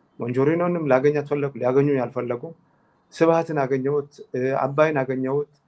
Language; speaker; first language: Amharic; non-native, local second language; Tigrinya